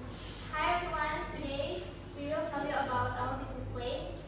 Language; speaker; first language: English; non-native, learner; Indonesian